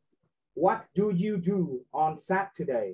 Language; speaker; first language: English; non-native, fluent; Vietnamese